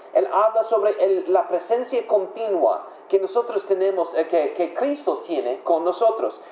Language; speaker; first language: Spanish; non-native, fluent; English